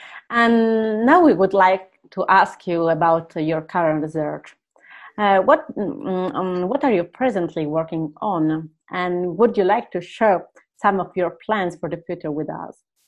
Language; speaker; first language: English; non-native, fluent; Italian